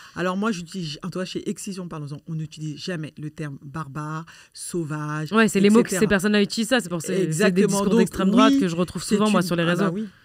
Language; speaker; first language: French; native; French